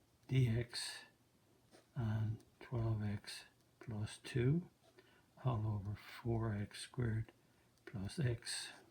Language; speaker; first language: English; native; English